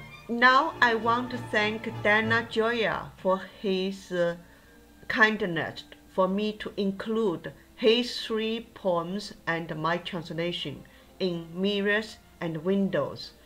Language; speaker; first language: English; non-native, fluent; Chinese